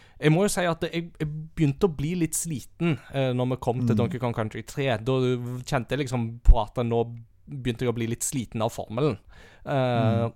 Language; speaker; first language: Norwegian; early bilingual, heritage; Norwegian